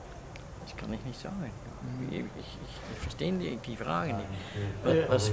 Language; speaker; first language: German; non-native, learner; Dutch